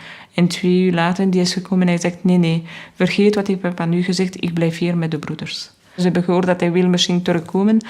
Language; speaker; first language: Dutch; non-native, learner; French